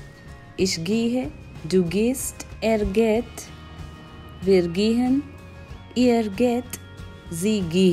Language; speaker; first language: German; non-native, fluent; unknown